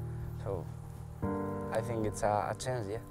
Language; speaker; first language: English; non-native, fluent; Spanish